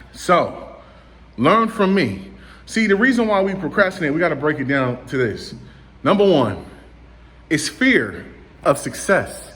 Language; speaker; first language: English; native; English